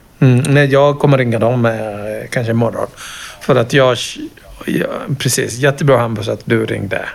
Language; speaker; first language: Swedish; non-native, fluent; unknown